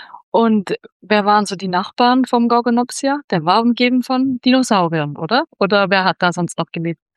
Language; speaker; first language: German; native; German